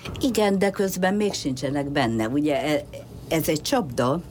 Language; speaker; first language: Hungarian; native; Hungarian